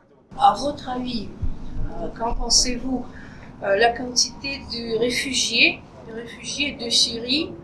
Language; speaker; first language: French; non-native, fluent; Russian